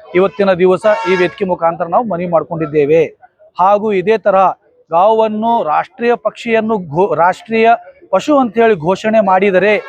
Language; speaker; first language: Kannada; non-native, local second language; Urdu